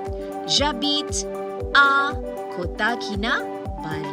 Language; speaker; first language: French; non-native, learner; Malay